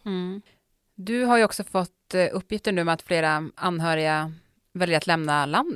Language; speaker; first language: Swedish; native; Swedish